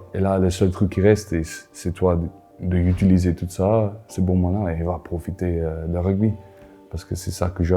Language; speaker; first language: French; non-native, fluent; Afrikaans